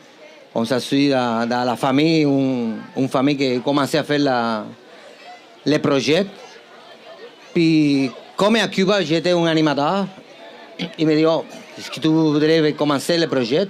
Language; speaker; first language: French; non-native, fluent; Spanish